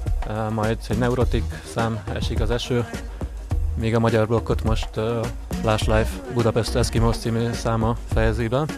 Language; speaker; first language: Hungarian; native; Hungarian